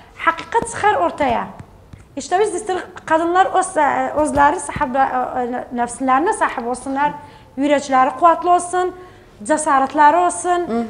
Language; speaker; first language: Turkish; native; Turkish